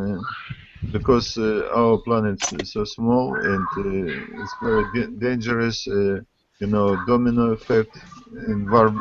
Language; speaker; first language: English; non-native, learner; Russian